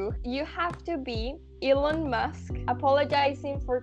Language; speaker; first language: English; non-native, fluent; Spanish